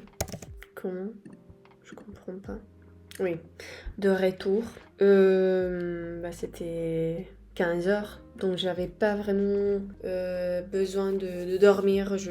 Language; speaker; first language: French; non-native, fluent; Spanish